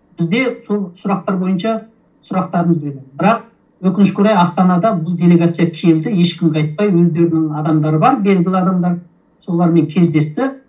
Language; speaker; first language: Kazakh; early bilingual, heritage; Kazakh